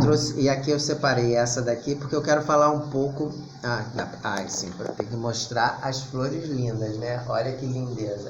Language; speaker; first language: Portuguese; native; Portuguese